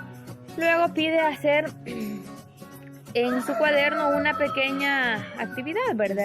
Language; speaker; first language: Spanish; native; Spanish